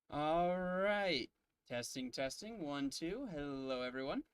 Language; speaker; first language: English; native; English